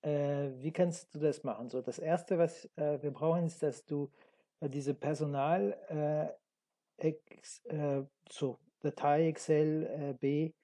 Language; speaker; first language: German; non-native, learner; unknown